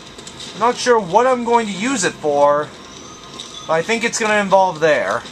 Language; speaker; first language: English; native; English